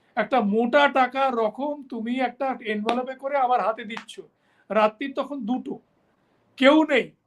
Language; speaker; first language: Bangla; native; Bangla